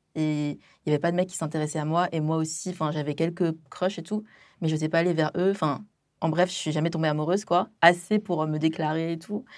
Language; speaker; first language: French; early bilingual, other home language; Chinese